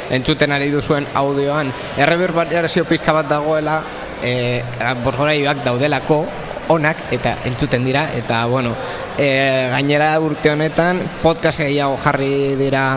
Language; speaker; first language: Basque; non-native, local second language; Spanish